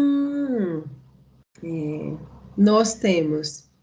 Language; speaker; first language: Portuguese; non-native, learner; Spanish